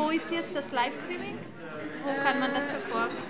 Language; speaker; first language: German; native; German